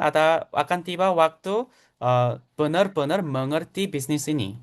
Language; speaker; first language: Indonesian; non-native, fluent; Korean